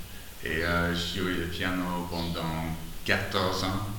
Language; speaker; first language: French; non-native, learner; English